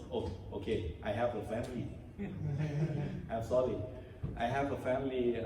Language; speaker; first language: English; non-native, learner; Thai